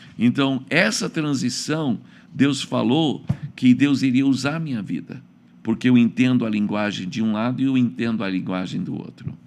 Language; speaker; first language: Portuguese; early bilingual, other home language; English